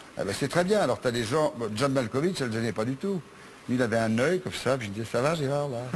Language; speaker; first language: French; native; French